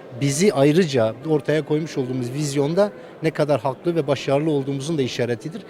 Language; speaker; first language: Turkish; native; Turkish